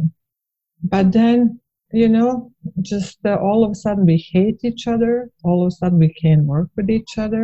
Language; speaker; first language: English; non-native, fluent; Bosnian